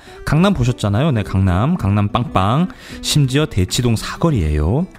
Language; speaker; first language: Korean; native; Korean